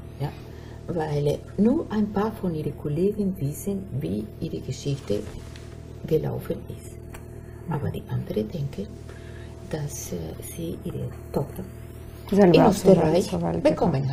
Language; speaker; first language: German; non-native, fluent; Spanish